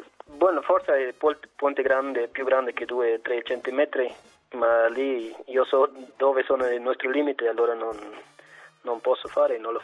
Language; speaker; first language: Italian; non-native, fluent; German